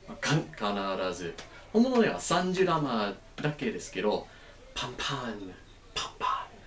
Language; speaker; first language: Japanese; non-native, learner; English